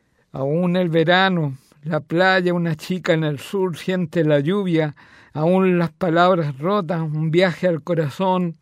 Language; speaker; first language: Spanish; native; Spanish